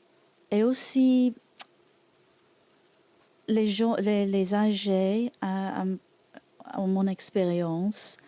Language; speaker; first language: French; non-native, learner; English